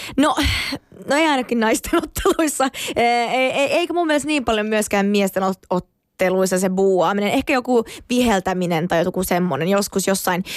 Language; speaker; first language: Finnish; non-native, local second language; Swedish